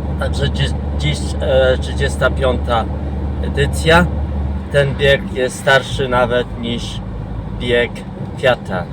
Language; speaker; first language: Polish; non-native, fluent; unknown